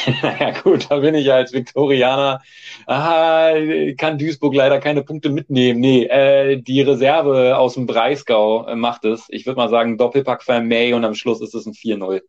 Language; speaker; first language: German; native; German